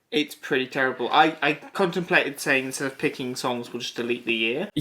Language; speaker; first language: English; native; English